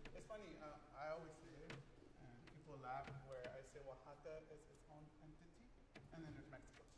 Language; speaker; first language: English; early bilingual, other home language; Spanish